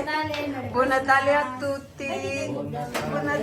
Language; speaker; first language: Italian; non-native, fluent; Filipino